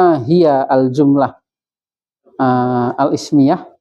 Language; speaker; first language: Arabic; non-native, fluent; Indonesian